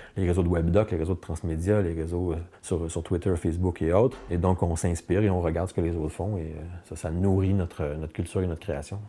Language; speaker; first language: French; native; French